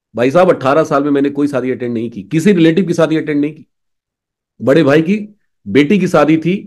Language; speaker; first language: Hindi; native; Hindi